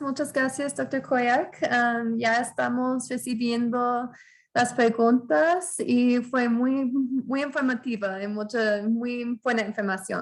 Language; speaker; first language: Spanish; non-native, fluent; English